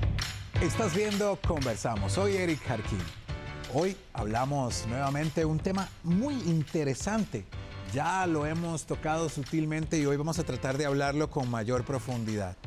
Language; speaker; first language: Spanish; native; Spanish